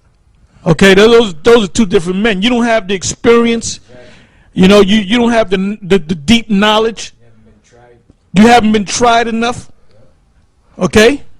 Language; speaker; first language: English; native; English